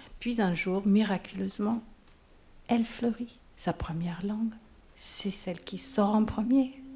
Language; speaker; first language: French; non-native, fluent; English